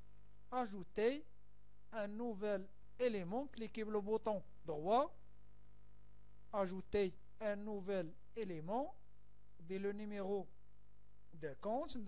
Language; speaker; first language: French; non-native, local second language; Arabic